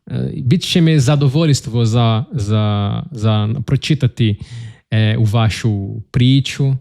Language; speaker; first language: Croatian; non-native, learner; Portuguese